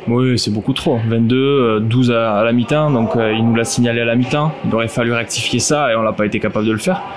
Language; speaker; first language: French; native; French